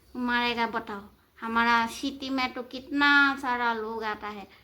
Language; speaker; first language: Hindi; non-native, local second language; Gujarati